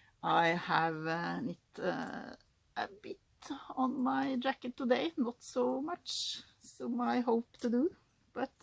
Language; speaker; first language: English; non-native, learner; Norwegian